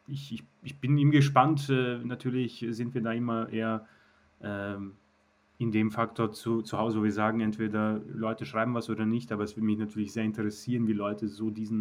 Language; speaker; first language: German; native; German